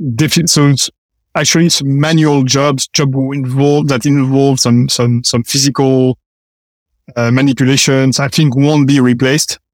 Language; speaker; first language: English; non-native, fluent; French